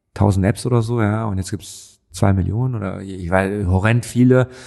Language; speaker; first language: German; native; German